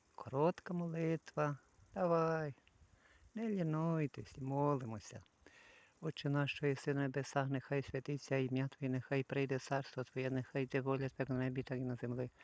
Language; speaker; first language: Ukrainian; native; Ukrainian